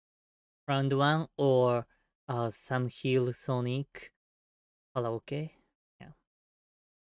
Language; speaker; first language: English; non-native, learner; Japanese